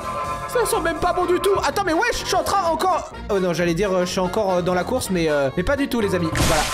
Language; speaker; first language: French; native; French